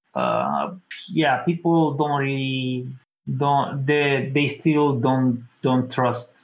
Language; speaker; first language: English; non-native, fluent; Romanian